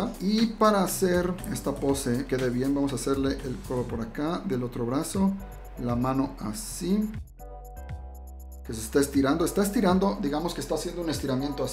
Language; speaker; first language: Spanish; native; Spanish